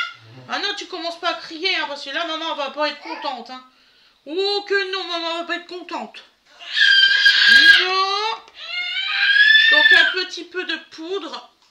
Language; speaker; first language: French; native; French